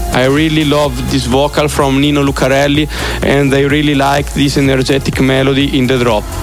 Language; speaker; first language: English; non-native, learner; Italian